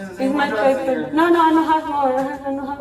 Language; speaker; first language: English; non-native, learner; Spanish